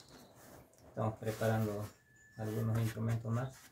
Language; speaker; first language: Spanish; non-native, local second language; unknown